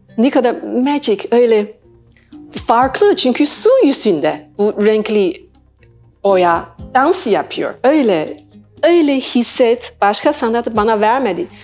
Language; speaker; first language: Turkish; non-native, learner; Chinese